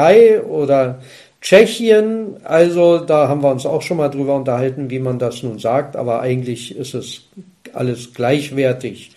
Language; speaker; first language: German; native; German